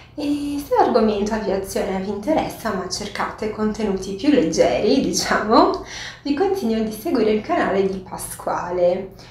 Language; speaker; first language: Italian; non-native, fluent; Portuguese